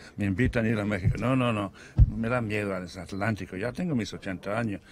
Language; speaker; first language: Spanish; non-native, fluent; English